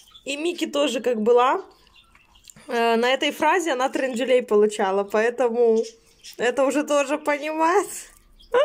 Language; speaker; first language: Russian; native; Russian